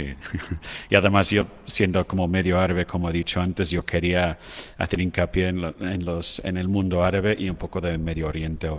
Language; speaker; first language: Spanish; non-native, fluent; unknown